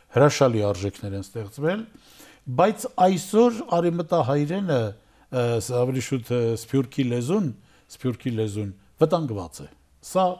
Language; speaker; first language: Armenian; native; Armenian